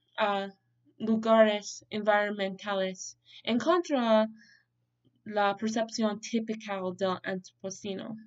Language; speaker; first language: Spanish; non-native, learner; English